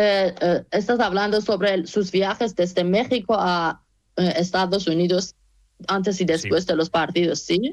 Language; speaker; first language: Spanish; non-native, fluent; Persian